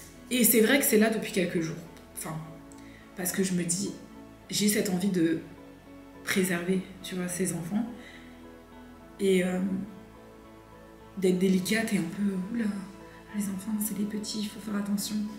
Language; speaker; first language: French; native; French